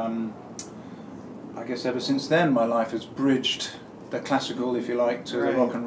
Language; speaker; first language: English; native; English